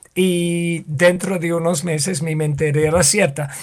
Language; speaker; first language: Spanish; non-native, fluent; English